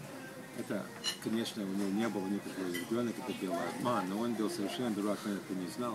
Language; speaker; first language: Russian; early bilingual, heritage; Russian